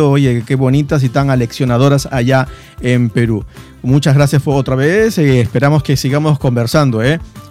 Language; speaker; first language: Spanish; native; Spanish